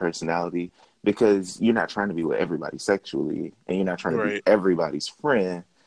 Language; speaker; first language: English; native; English